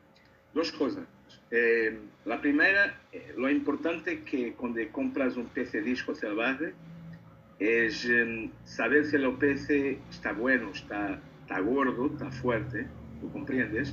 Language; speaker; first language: Spanish; non-native, learner; Portuguese